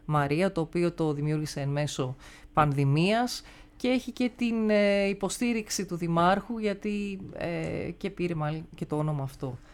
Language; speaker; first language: Greek; native; Greek